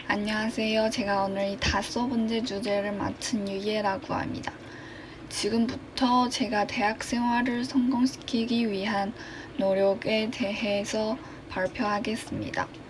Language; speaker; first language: Korean; non-native, learner; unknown